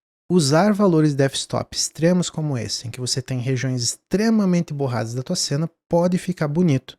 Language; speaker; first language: Portuguese; native; Portuguese